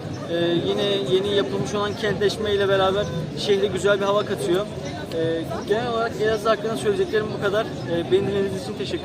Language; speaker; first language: Turkish; native; Turkish